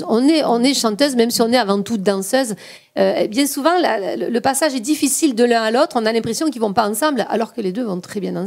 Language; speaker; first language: French; native; French